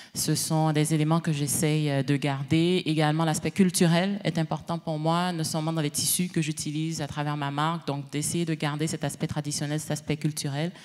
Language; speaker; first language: French; native; French